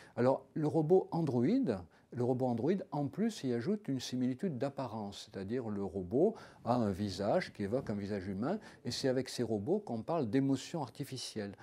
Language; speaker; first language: French; native; French